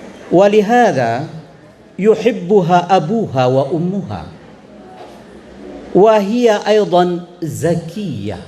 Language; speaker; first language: Arabic; non-native, fluent; Indonesian